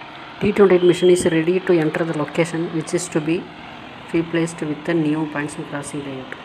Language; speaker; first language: English; non-native, local second language; Tamil